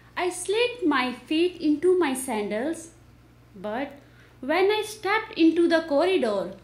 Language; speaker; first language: English; non-native, local second language; Nepali